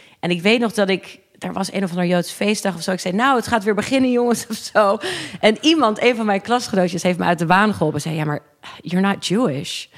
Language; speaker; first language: Dutch; early bilingual, other home language; English